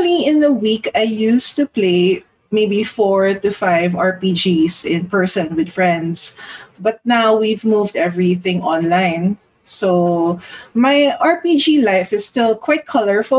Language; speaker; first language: English; non-native, local second language; Filipino